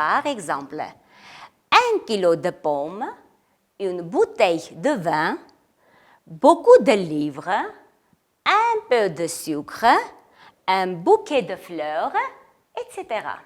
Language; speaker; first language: French; non-native, fluent; Armenian